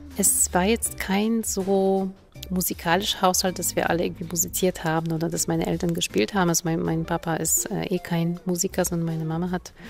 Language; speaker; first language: German; non-native, fluent; Polish